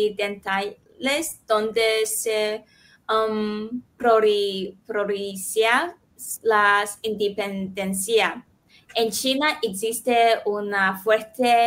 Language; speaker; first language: Spanish; non-native, fluent; Chinese